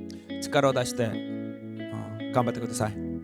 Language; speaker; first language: Japanese; non-native, learner; Korean